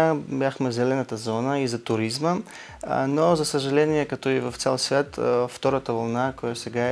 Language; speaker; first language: Bulgarian; non-native, learner; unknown